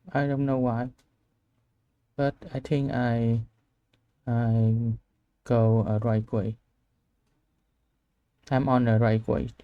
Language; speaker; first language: English; non-native, learner; Vietnamese